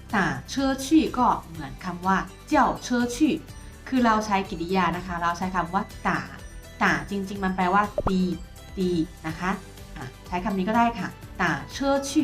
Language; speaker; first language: Thai; non-native, fluent; Chinese